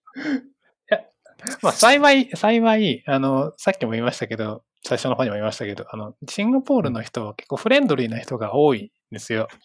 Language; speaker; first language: Japanese; native; Japanese